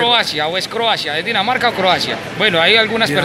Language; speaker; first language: Spanish; native; Spanish